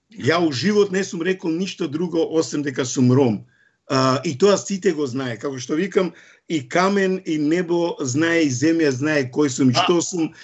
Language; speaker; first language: Macedonian; non-native, local second language; Romany